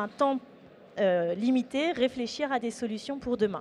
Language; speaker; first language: French; native; French